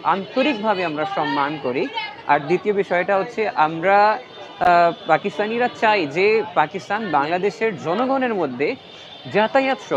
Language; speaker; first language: Bangla; non-native, fluent; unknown